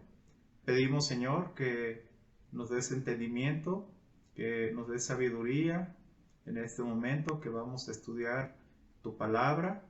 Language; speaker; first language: Spanish; native; Spanish